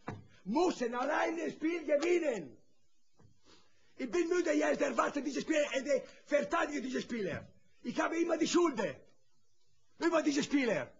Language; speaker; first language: German; non-native, learner; Italian